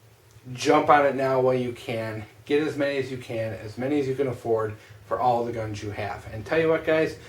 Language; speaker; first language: English; native; English